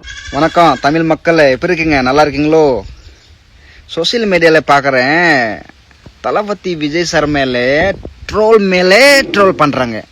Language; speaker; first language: Tamil; non-native, learner; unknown